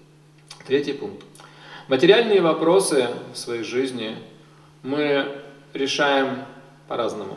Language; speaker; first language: Russian; native; Russian